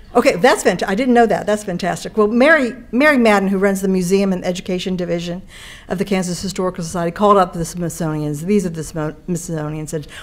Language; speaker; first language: English; native; English